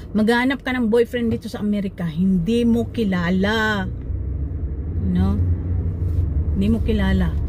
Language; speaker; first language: Filipino; non-native, local second language; Cebuano